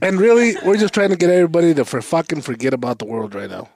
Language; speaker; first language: English; early bilingual, other home language; Spanish